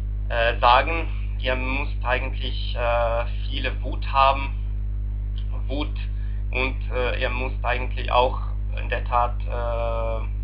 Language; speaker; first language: German; non-native, learner; Arabic